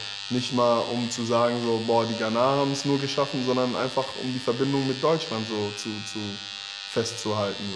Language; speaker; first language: German; early bilingual, other home language; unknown